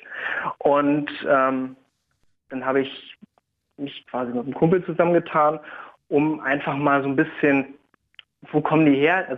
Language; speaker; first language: German; native; German